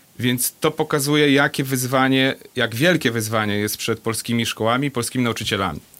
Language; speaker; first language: Polish; native; Polish